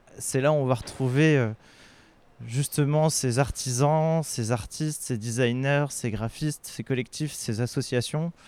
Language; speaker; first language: French; native; French